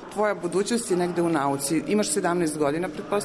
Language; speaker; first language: Serbian; native; Serbian